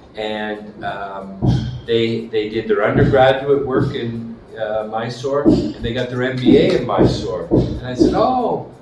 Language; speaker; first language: English; native; English